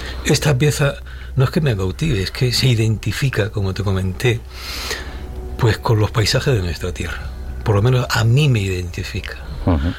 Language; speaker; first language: Spanish; native; Spanish